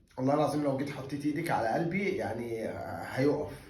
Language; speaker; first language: Arabic; native; Arabic